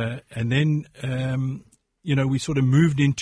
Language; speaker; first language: English; native; English